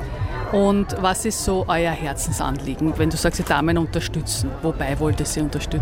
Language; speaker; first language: German; native; German